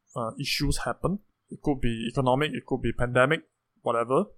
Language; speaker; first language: English; native; English